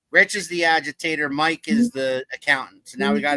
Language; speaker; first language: English; native; English